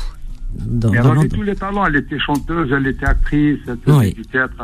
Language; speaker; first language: French; non-native, local second language; Arabic